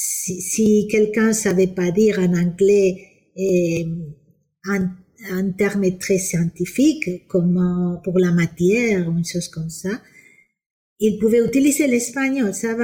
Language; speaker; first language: French; non-native, fluent; Spanish